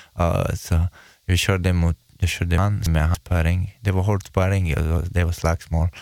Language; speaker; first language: Swedish; non-native, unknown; Chechen